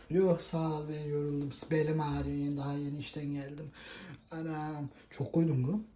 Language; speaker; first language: Turkish; early bilingual, heritage; Turkish